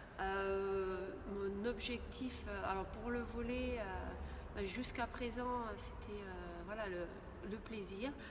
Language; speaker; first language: French; native; French